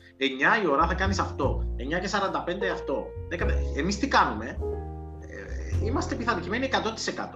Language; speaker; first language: Greek; native; Greek